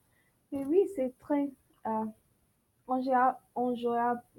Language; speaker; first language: French; non-native, learner; English